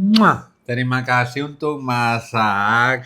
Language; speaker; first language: Indonesian; non-native, learner; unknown